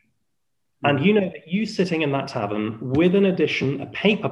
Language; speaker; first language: English; non-native, fluent; Spanish